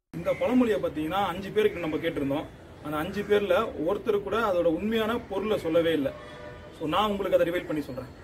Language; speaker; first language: Tamil; native; Tamil